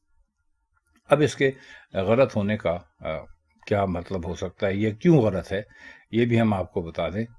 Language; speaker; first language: Urdu; native; Urdu